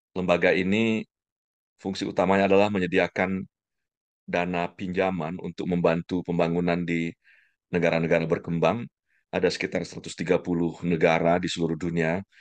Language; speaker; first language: Indonesian; native; Indonesian